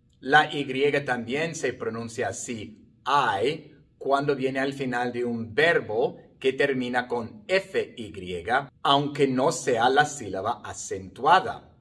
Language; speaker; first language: Spanish; non-native, fluent; English